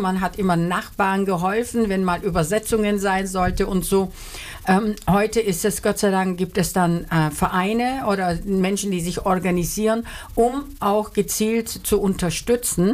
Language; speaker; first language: German; early bilingual, other home language; Turkish